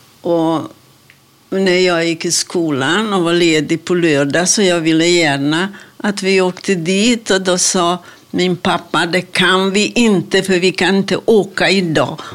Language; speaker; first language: Swedish; non-native, fluent; Hungarian